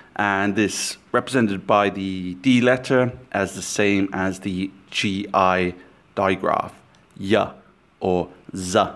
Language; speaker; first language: English; native; English